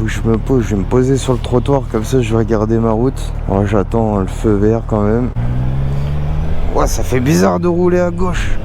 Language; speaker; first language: French; native; French